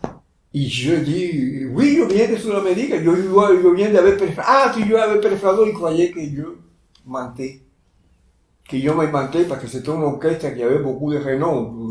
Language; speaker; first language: French; non-native, fluent; Spanish